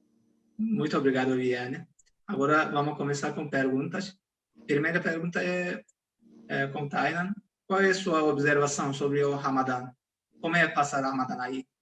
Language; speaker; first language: Portuguese; non-native, fluent; Turkish